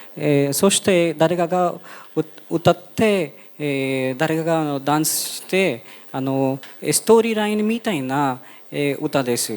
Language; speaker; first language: Japanese; non-native, fluent; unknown